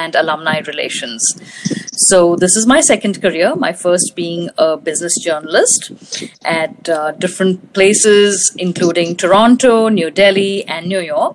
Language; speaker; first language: English; non-native, local second language; Hindi